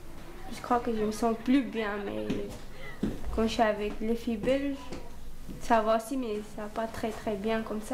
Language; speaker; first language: French; early bilingual, other home language; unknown